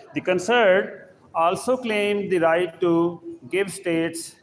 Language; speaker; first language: English; non-native, local second language; Urdu